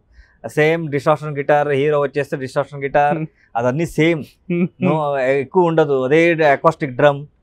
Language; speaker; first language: Telugu; non-native, local second language; Kannada